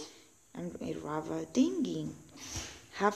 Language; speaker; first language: English; non-native, learner; Spanish